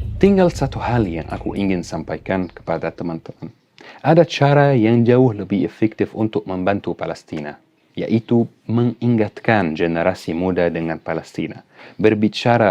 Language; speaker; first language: Indonesian; non-native, fluent; Arabic